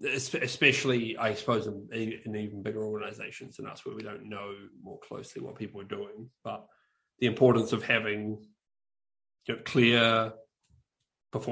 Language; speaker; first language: English; native; English